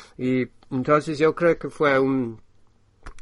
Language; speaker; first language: Spanish; non-native, fluent; English